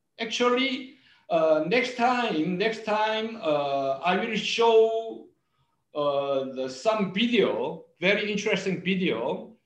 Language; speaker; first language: English; non-native, learner; Korean